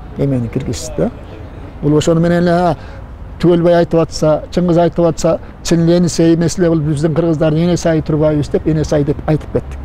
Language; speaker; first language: Kyrgyz; native; Kyrgyz